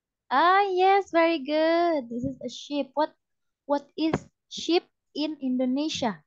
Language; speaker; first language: English; non-native, fluent; Indonesian